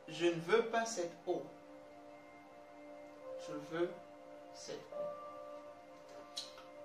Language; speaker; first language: French; non-native, learner; English